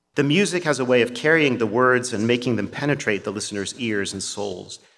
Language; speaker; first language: English; native; English